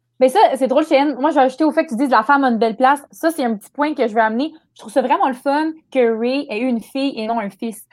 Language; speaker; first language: French; native; French